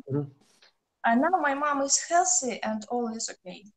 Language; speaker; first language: English; non-native, learner; Russian